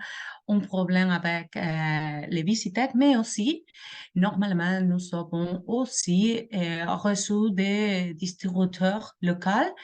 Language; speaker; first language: French; non-native, learner; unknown